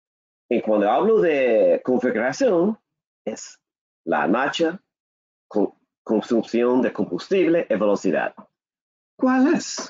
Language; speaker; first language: Spanish; non-native, learner; English